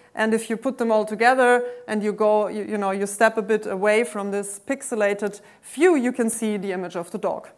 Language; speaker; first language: English; non-native, fluent; German